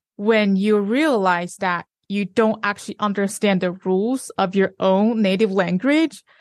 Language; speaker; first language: English; non-native, fluent; Chinese